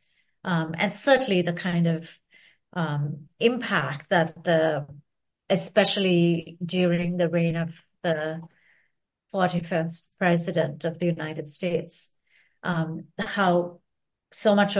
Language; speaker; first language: English; non-native, local second language; Sinhala